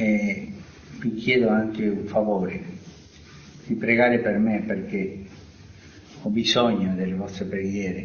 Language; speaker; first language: Italian; non-native, fluent; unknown